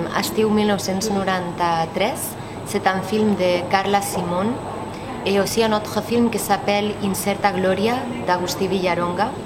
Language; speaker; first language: French; non-native, learner; Catalan